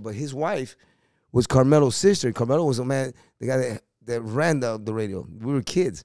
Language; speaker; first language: English; early bilingual, other home language; Spanish